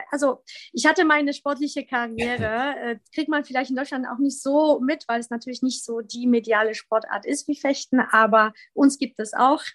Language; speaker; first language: German; early bilingual, other home language; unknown